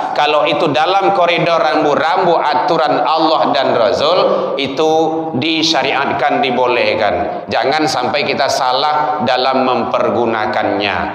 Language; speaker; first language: Malay; non-native, local second language; Minangkabau